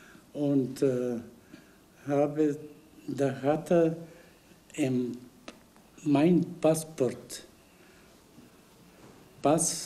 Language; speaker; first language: German; non-native, learner; Bulgarian